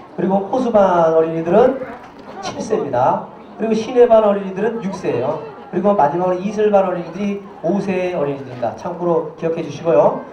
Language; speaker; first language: Korean; native; Korean